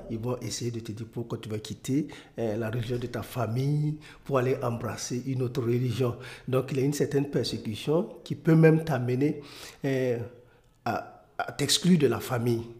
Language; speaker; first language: French; non-native, local second language; Mossi